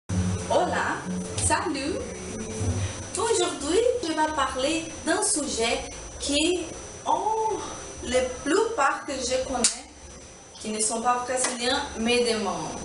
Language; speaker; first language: French; non-native, learner; Portuguese